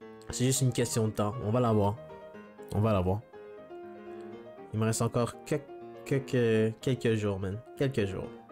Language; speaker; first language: French; native; French